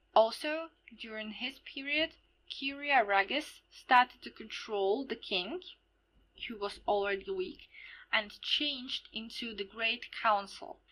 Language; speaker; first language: English; non-native, fluent; Slovak